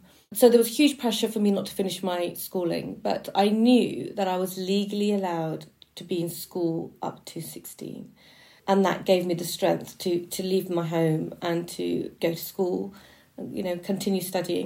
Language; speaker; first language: English; native; English